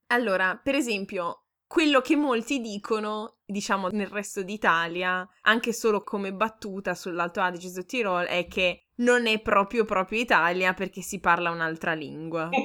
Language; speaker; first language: Italian; native; Italian